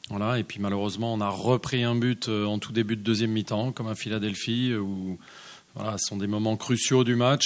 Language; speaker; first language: French; native; French